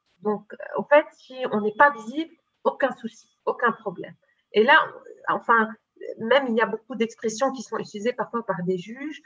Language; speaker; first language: French; non-native, local second language; Arabic